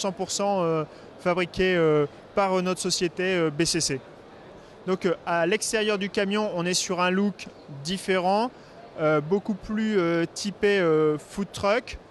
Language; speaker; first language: French; native; French